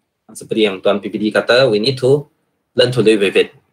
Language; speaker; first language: English; non-native, local second language; Malay